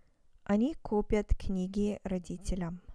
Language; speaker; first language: Russian; non-native, fluent; English